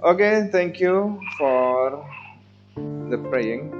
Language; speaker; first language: English; non-native, fluent; Indonesian